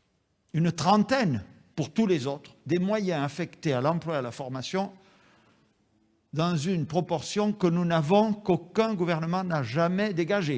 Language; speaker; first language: French; native; French